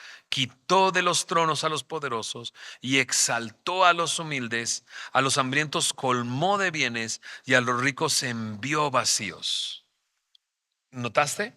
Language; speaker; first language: Spanish; native; Spanish